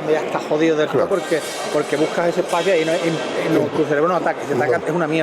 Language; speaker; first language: Spanish; native; Spanish